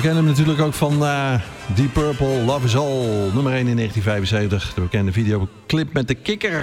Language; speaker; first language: Dutch; native; Dutch